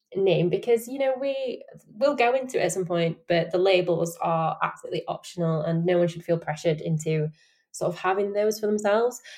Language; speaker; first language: English; native; English